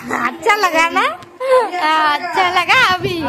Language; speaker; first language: Hindi; non-native, local second language; Bangla